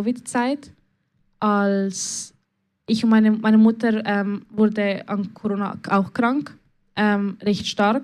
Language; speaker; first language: German; early bilingual, other home language; Spanish